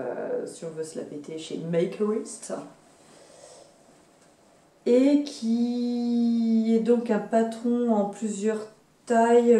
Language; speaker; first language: French; native; French